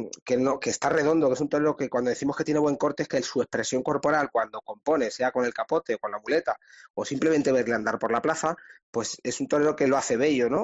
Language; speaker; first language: Spanish; native; Spanish